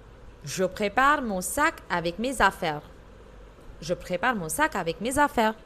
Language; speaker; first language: French; non-native, fluent; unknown